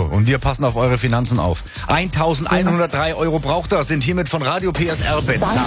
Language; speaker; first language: German; native; German